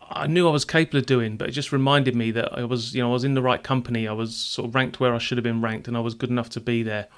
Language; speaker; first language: English; native; English